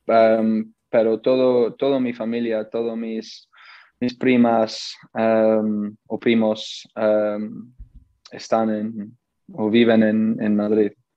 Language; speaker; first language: Spanish; non-native, learner; English